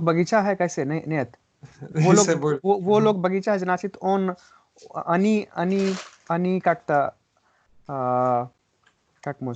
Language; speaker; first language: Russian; non-native, learner; Hindi